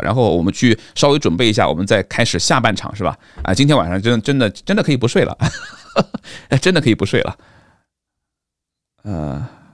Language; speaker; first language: Chinese; native; Chinese